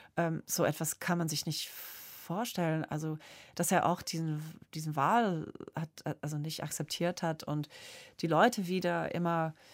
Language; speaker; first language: German; non-native, fluent; English